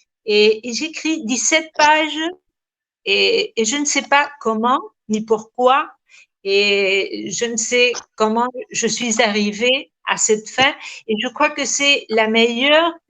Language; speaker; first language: French; non-native, fluent; Spanish